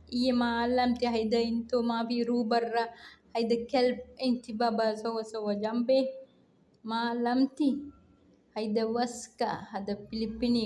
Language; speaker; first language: Arabic; non-native, learner; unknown